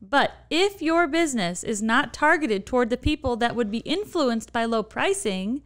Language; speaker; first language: English; native; English